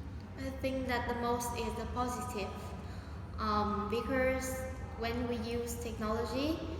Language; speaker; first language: English; non-native, learner; Vietnamese